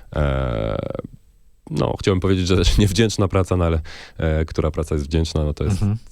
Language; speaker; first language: Polish; non-native, fluent; French